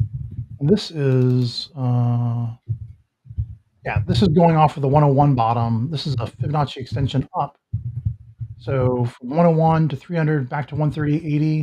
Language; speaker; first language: English; native; English